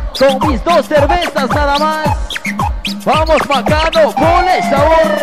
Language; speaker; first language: Spanish; native; Spanish